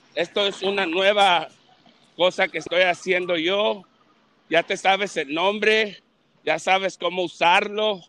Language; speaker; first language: Spanish; early bilingual, heritage; Spanish